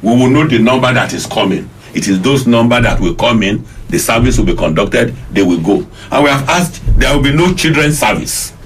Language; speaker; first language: English; non-native, local second language; Yoruba